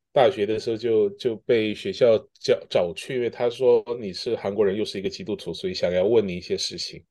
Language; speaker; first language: Chinese; early bilingual, heritage; Chinese